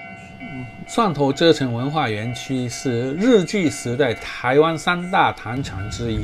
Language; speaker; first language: Chinese; non-native, fluent; Japanese